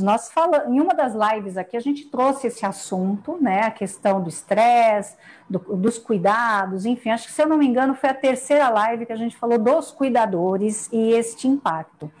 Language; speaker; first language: Portuguese; native; Portuguese